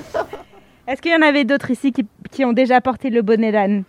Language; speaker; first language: French; native; French